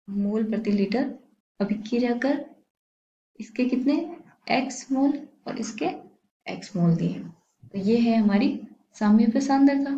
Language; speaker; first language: Hindi; native; Hindi